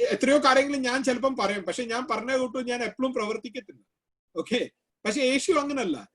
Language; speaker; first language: Malayalam; early bilingual, heritage; Malayalam